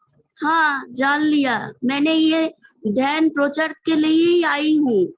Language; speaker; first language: Hindi; non-native, local second language; Bangla